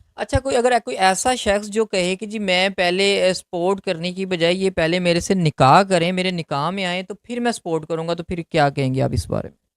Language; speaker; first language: Urdu; native; Urdu